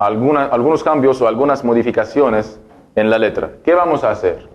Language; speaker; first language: Spanish; non-native, fluent; Arabic